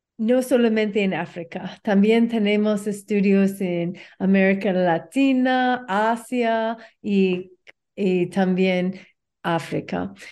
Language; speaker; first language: Spanish; non-native, learner; English